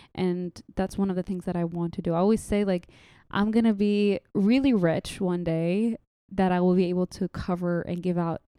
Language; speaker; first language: English; non-native, fluent; Arabic